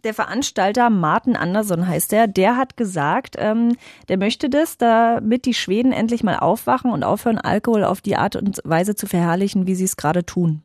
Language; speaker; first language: German; native; German